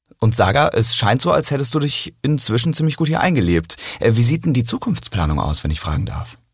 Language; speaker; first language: German; native; German